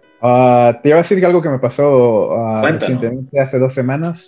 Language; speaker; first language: Spanish; early bilingual, heritage; Spanish